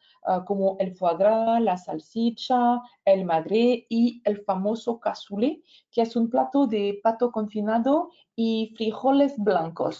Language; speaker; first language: Spanish; non-native, fluent; French